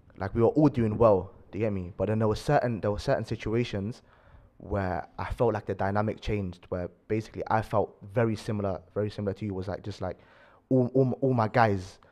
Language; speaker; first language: English; native; English